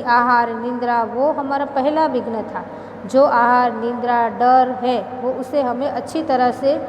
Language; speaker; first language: Hindi; non-native, local second language; Gujarati